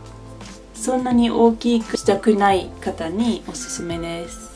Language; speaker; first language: Japanese; non-native, fluent; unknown